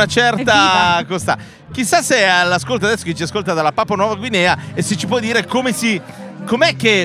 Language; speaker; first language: Italian; native; Italian